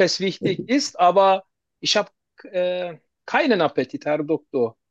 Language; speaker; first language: German; non-native, learner; Turkish